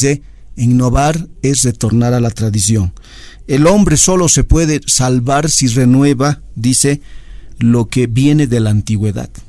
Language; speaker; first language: Spanish; native; Spanish